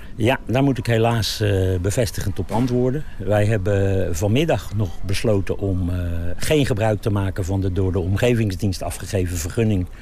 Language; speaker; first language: Dutch; native; Dutch